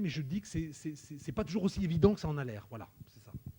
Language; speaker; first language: French; native; French